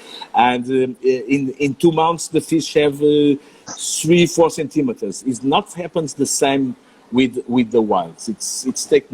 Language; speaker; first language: English; non-native, learner; Portuguese